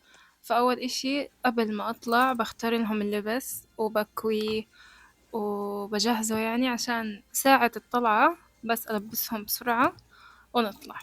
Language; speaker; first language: Arabic; native; Arabic